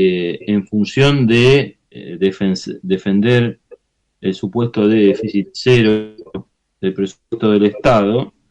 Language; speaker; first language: Spanish; native; Spanish